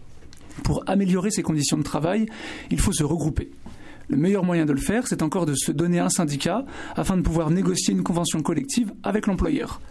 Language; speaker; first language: French; native; French